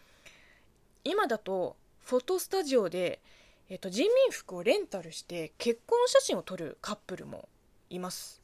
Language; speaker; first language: Japanese; non-native, fluent; Chinese